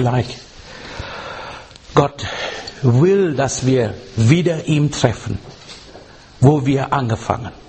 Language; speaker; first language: German; non-native, fluent; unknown